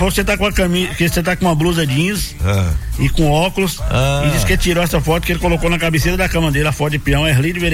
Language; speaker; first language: Portuguese; native; Portuguese